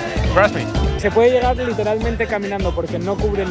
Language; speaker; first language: Spanish; native; Spanish